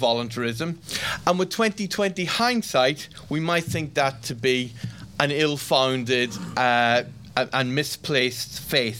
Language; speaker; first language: English; native; English